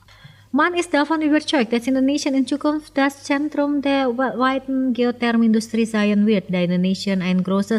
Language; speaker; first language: German; non-native, fluent; Indonesian